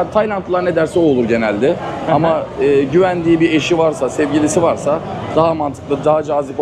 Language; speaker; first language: Turkish; native; Turkish